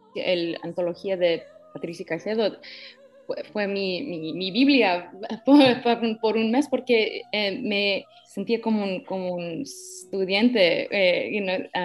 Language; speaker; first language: Spanish; early bilingual, heritage; Spanish